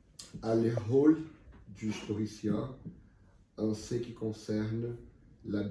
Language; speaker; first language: French; non-native, learner; Portuguese